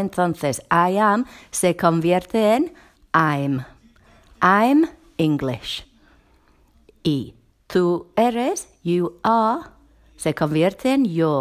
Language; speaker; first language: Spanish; non-native, fluent; English